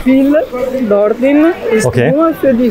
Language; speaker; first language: German; non-native, learner; Italian